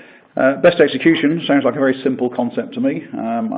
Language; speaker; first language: English; native; English